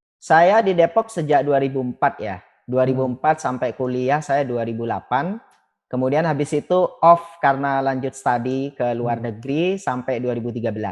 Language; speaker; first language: Indonesian; non-native, local second language; Madurese